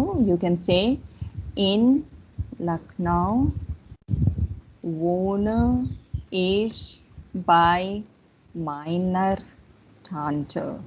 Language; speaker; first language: German; non-native, fluent; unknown